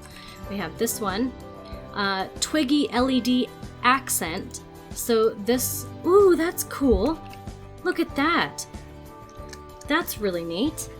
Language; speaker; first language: English; native; English